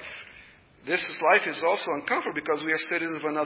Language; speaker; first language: English; non-native, fluent; Portuguese